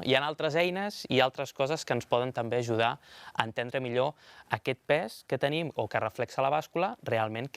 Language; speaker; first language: Catalan; native; Catalan